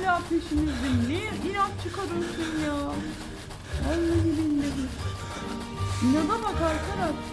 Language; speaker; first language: Turkish; native; Turkish